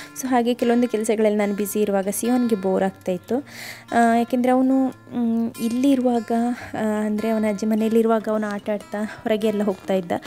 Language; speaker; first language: Kannada; native; Kannada